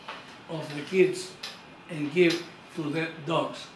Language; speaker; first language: English; non-native, fluent; Greek